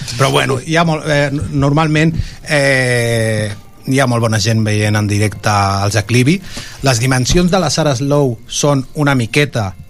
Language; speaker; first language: Catalan; non-native, local second language; Spanish